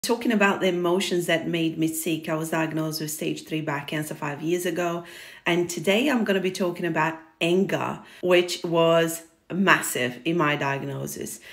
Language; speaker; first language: English; non-native, fluent; Portuguese